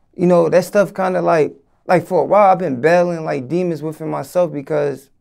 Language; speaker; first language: English; native; English